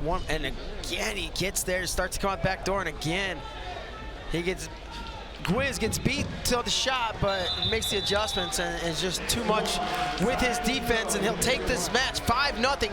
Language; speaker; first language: English; native; English